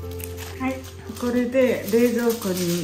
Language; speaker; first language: Japanese; early bilingual, heritage; Japanese